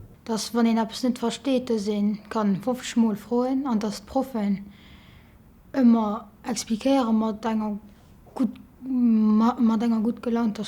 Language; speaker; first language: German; non-native, learner; French